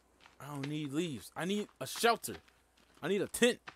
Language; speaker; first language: English; native; English